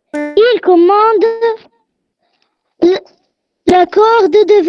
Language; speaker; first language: French; non-native, learner; Arabic